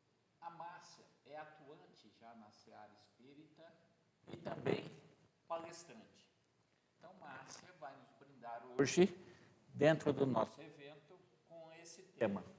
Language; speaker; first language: Portuguese; native; Portuguese